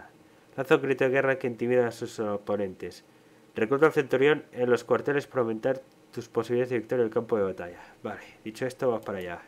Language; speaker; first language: Spanish; native; Spanish